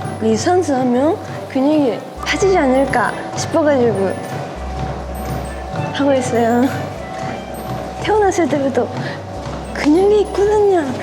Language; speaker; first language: Korean; non-native, fluent; Japanese